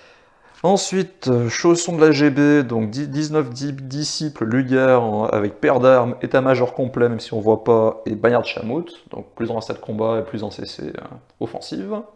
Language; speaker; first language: French; native; French